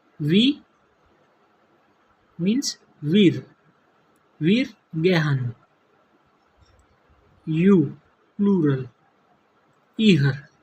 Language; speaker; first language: German; non-native, learner; Gujarati